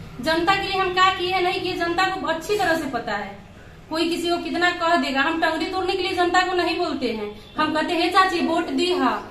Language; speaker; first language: Hindi; native; Hindi